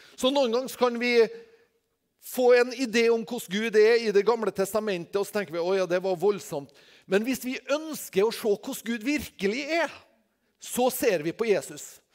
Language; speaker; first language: Norwegian; native; Norwegian